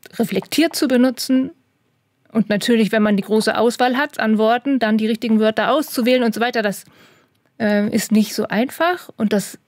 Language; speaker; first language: German; native; German